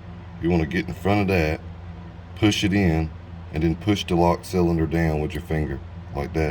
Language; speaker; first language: English; native; English